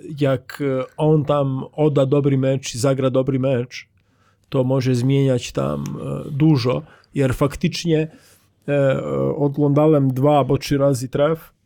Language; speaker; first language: Polish; non-native, learner; Croatian